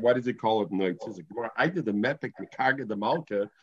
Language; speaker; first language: English; native; English